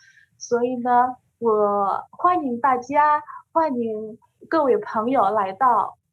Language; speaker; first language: Chinese; non-native, fluent; Indonesian